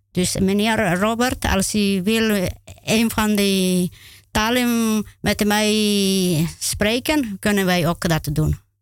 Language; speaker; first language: Dutch; non-native, learner; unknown